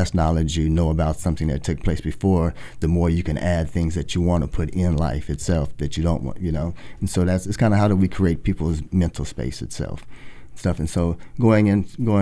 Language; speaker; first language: English; native; English